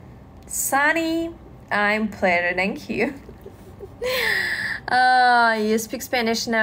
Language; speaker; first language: English; non-native, learner; Russian